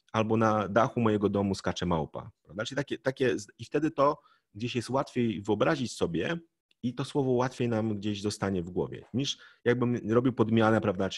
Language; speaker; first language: Polish; native; Polish